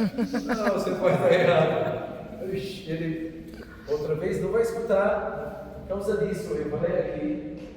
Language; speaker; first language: Portuguese; non-native, fluent; Arabic